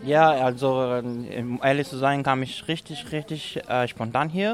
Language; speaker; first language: German; non-native, local second language; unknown